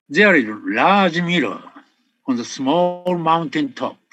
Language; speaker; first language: English; non-native, fluent; Japanese